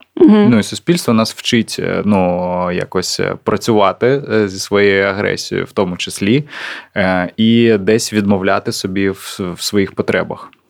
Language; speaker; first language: Ukrainian; non-native, local second language; Russian